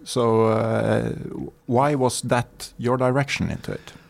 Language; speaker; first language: English; non-native, fluent; Norwegian